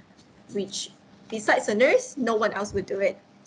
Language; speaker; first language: English; non-native, local second language; Cantonese